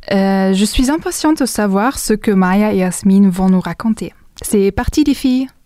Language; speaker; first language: French; non-native, fluent; German